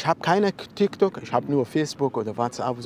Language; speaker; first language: German; non-native, learner; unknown